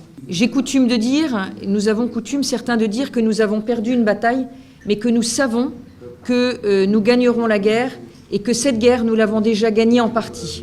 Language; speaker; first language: French; native; French